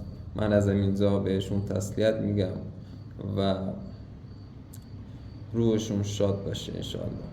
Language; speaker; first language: Persian; native; Persian